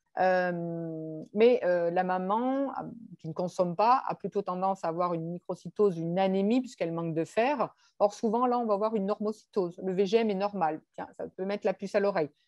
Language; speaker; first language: French; native; French